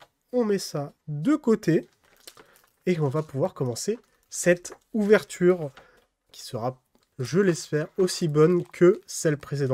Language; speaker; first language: French; native; French